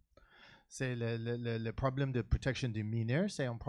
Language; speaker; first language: French; non-native, learner; English